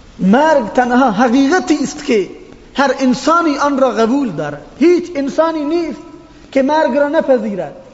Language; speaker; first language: Persian; non-native, local second language; Baluchi